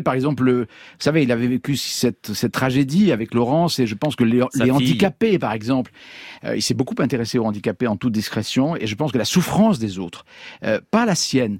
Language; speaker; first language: French; native; French